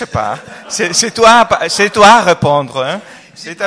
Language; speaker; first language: French; non-native, fluent; Greek